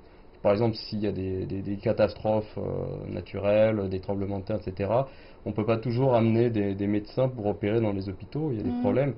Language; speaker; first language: French; native; French